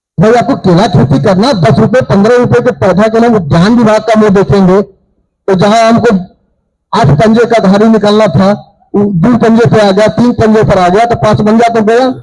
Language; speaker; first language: Hindi; native; Hindi